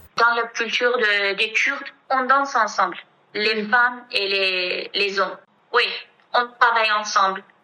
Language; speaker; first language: French; non-native, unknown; Kurdish